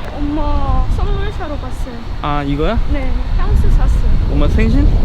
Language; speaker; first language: Korean; non-native, fluent; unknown